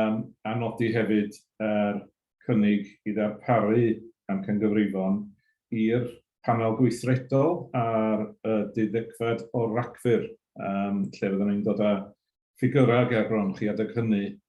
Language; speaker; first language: Welsh; native; Welsh